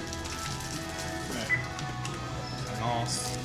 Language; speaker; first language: Japanese; native; Japanese